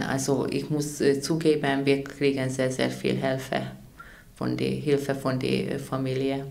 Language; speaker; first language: German; non-native, fluent; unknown